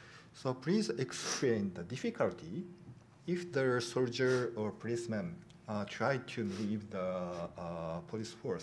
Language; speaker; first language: English; non-native, learner; Japanese